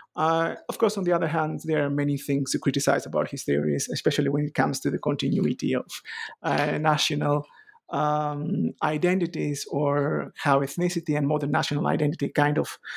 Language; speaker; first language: English; non-native, fluent; Greek